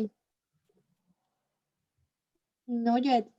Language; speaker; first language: English; non-native, learner; Spanish